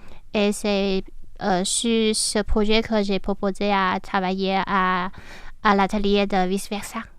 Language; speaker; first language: French; non-native, fluent; Chinese